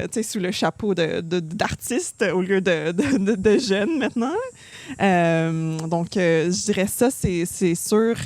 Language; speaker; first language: French; native; French